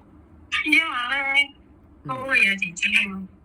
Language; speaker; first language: Cantonese; non-native, learner; Indonesian